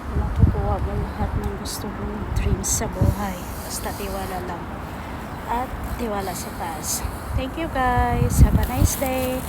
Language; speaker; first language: Filipino; native; Filipino